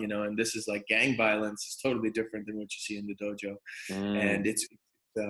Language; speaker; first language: English; native; English